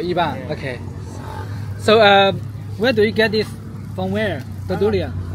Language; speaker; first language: English; non-native, learner; Chinese